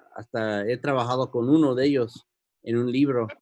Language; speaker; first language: Spanish; early bilingual, heritage; Spanish